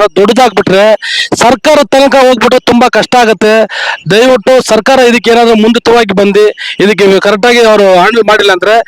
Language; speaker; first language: Kannada; native; Kannada